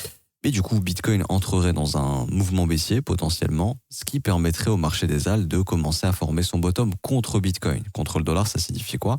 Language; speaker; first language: French; native; French